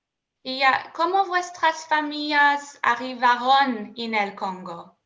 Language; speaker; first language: Spanish; non-native, learner; English